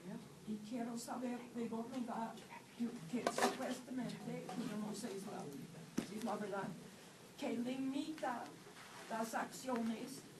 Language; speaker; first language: Spanish; non-native, fluent; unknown